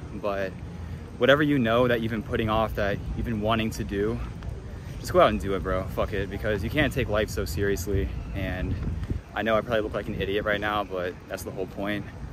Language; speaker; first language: English; native; English